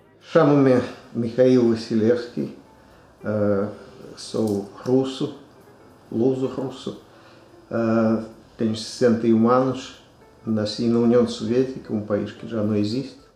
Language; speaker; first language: Portuguese; non-native, fluent; Russian